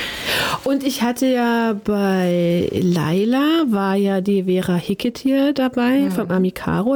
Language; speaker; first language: German; native; German